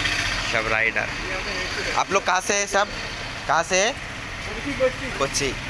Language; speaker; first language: Hindi; non-native, local second language; Bangla